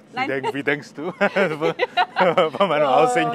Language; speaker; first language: German; non-native, fluent; Korean